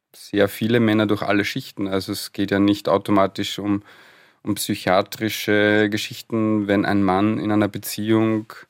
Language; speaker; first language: German; native; German